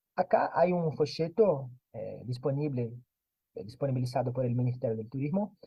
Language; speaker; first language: Spanish; non-native, fluent; Portuguese